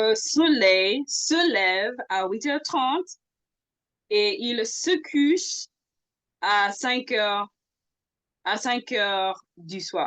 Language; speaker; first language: French; non-native, fluent; English